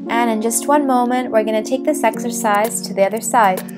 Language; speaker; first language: English; native; English